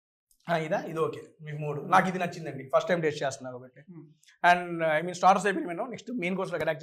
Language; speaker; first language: Telugu; native; Telugu